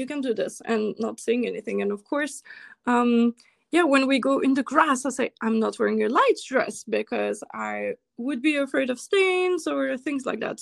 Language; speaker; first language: English; non-native, fluent; French